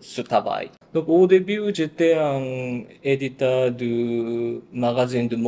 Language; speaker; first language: French; non-native, learner; Japanese